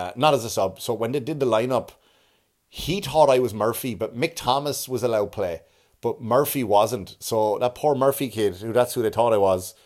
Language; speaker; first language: English; native; English